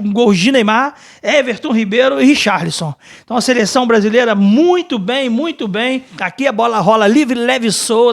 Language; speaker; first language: Portuguese; native; Portuguese